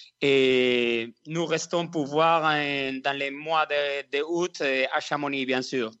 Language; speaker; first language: French; non-native, learner; Spanish